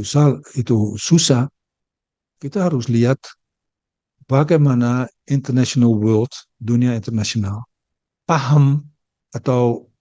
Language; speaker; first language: Indonesian; early bilingual, heritage; Dutch